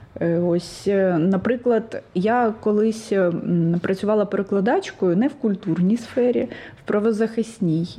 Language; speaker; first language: Ukrainian; non-native, local second language; Russian